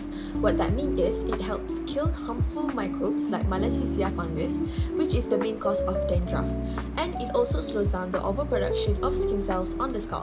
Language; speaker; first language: English; non-native, local second language; Malay